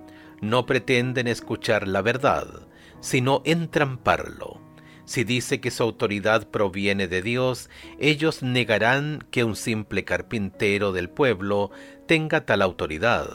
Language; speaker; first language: Spanish; native; Spanish